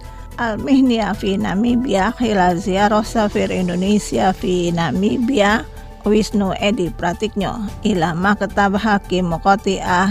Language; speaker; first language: Arabic; non-native, fluent; Indonesian